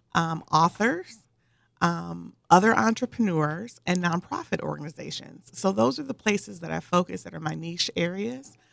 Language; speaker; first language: English; native; English